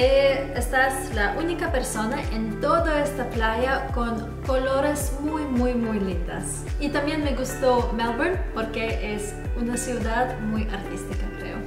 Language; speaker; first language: Spanish; non-native, fluent; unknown